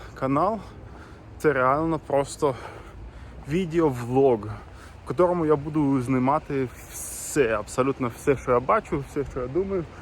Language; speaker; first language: Ukrainian; non-native, local second language; Russian